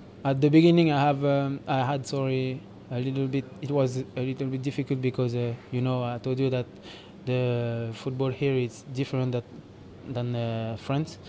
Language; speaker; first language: English; non-native, fluent; French